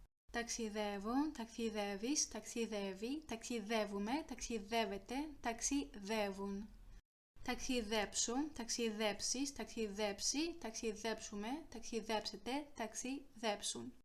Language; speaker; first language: Greek; non-native, fluent; French